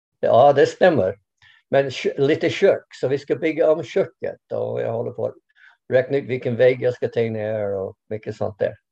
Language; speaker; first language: Swedish; non-native, fluent; English